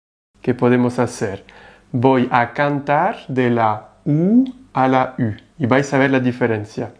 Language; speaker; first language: Spanish; non-native, fluent; French